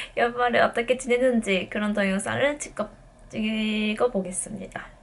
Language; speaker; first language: Korean; non-native, fluent; Japanese